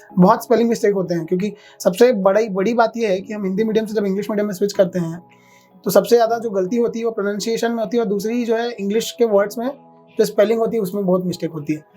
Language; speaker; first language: Hindi; native; Hindi